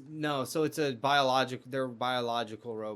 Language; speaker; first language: English; native; English